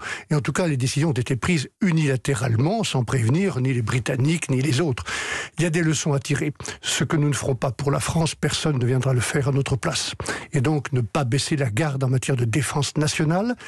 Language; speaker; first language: French; native; French